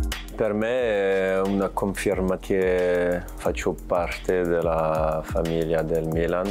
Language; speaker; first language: Italian; non-native, fluent; French